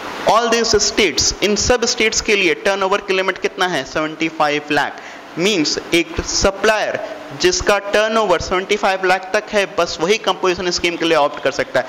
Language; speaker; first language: Hindi; native; Hindi